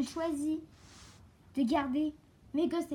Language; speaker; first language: French; native; French